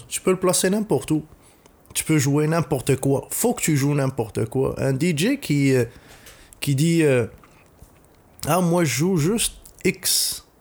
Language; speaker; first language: French; non-native, local second language; Arabic